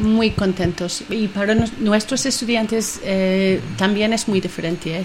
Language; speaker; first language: Spanish; non-native, fluent; English